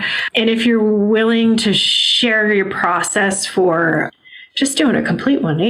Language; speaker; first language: English; native; English